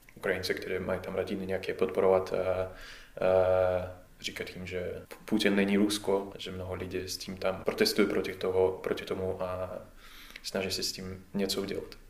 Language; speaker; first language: Czech; non-native, fluent; Russian